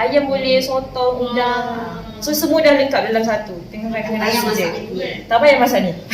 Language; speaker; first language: Malay; native; Malay